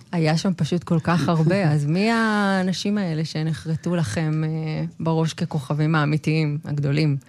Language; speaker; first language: Hebrew; native; Hebrew